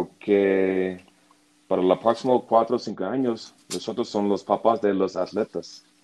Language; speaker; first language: Spanish; non-native, learner; English